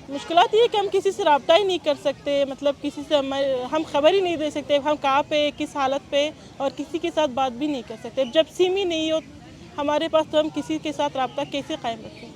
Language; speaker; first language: Urdu; non-native, fluent; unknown